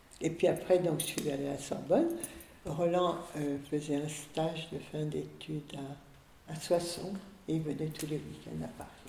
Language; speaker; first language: French; early bilingual, other home language; Hungarian